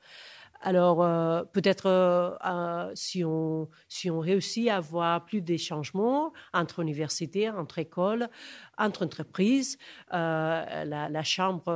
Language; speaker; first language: French; non-native, fluent; Catalan